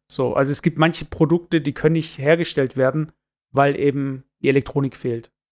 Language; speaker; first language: German; native; German